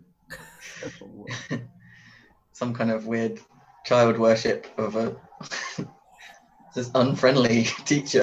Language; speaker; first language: English; native; English